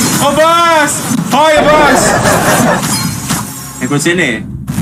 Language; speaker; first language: Filipino; native; Filipino